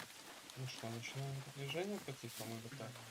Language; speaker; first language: Russian; native; Russian